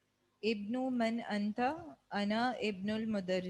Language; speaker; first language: Arabic; non-native, learner; Urdu